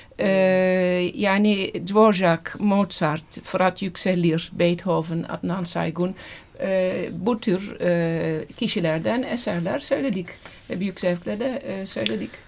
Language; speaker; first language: Turkish; non-native, fluent; Dutch